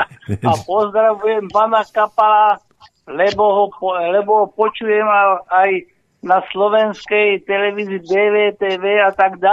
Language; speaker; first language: Czech; native; Czech